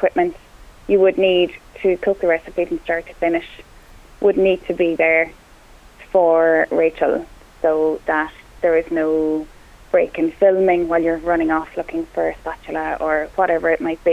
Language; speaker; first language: English; non-native, local second language; Irish